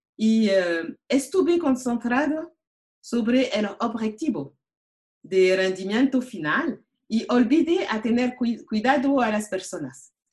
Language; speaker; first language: Spanish; non-native, learner; French